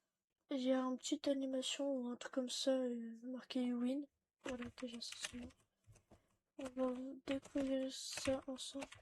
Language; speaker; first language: French; native; French